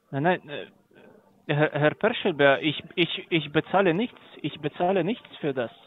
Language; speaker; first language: German; non-native, learner; Greek